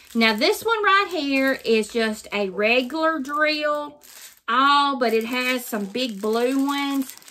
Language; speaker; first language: English; native; English